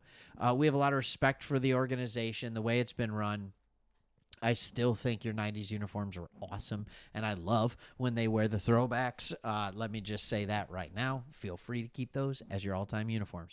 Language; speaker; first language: English; native; English